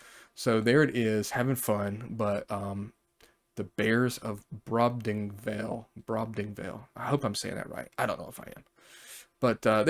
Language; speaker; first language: English; native; English